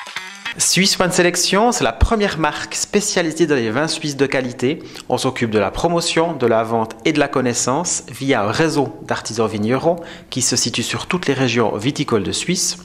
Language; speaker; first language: French; native; French